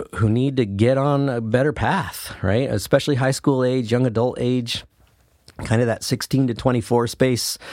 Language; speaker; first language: English; native; English